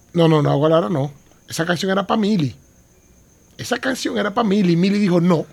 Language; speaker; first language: Spanish; native; Spanish